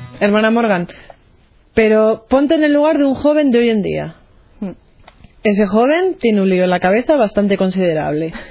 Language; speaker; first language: Spanish; native; Spanish